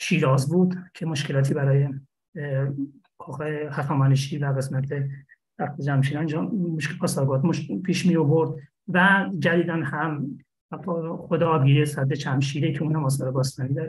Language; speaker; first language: Persian; native; Persian